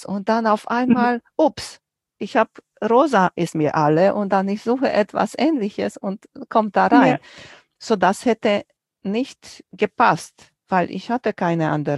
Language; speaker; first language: German; non-native, fluent; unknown